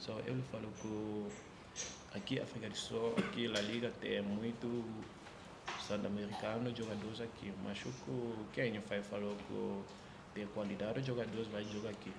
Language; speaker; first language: Portuguese; non-native, learner; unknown